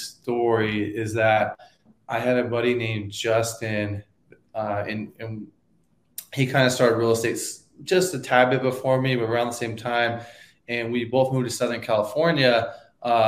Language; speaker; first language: English; native; English